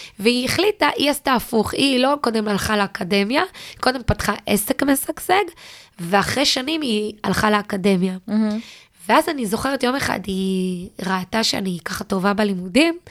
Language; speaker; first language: Hebrew; native; Hebrew